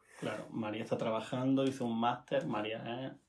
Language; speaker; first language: Spanish; native; Spanish